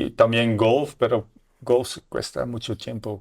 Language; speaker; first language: Spanish; non-native, learner; Dutch